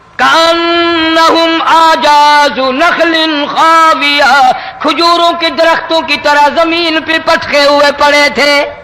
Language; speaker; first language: Urdu; non-native, local second language; Punjabi